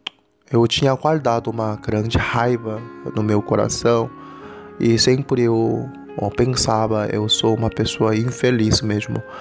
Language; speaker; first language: Portuguese; non-native, learner; Korean